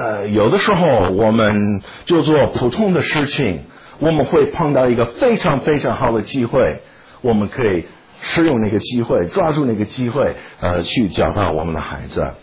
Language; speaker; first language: Chinese; non-native, fluent; English